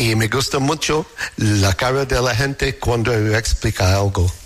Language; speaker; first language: Spanish; non-native, learner; English